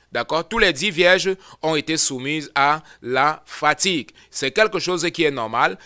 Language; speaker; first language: French; non-native, local second language; Lingala